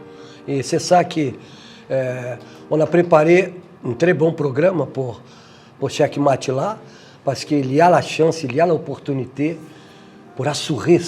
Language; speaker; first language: French; non-native, fluent; Portuguese